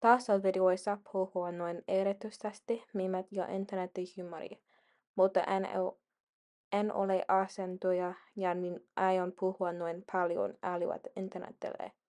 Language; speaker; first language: Finnish; non-native, learner; English